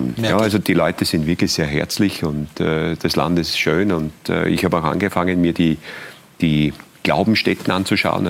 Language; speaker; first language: German; native; German